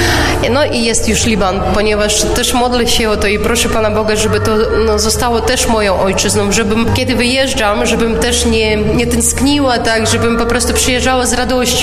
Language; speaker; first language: Polish; non-native, local second language; Ukrainian